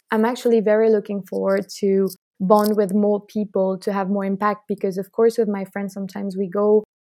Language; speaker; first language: English; non-native, fluent; French